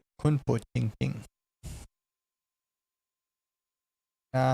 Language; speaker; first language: Thai; non-native, learner; Luxembourgish